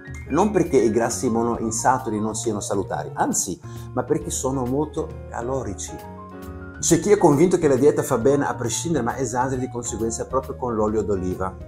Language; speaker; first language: Italian; non-native, fluent; Dutch